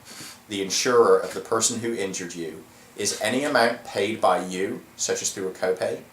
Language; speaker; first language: English; native; English